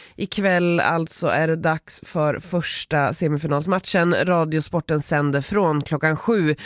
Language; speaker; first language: Swedish; native; Swedish